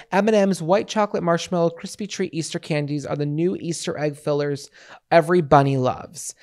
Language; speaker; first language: English; native; English